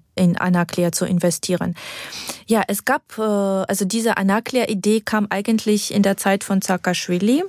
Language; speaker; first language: German; non-native, fluent; Georgian